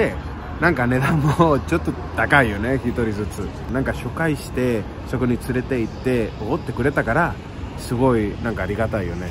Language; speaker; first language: Japanese; non-native, fluent; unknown